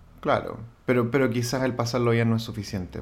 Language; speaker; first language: Spanish; native; Spanish